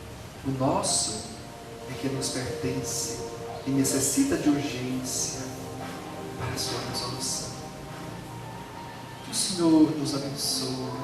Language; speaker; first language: Portuguese; native; Portuguese